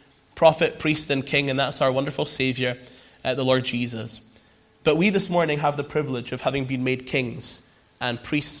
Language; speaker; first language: English; native; English